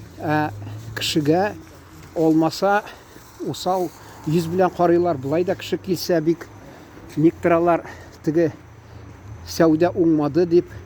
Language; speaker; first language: Tatar; native; Tatar